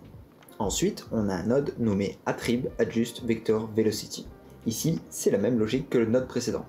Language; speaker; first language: French; native; French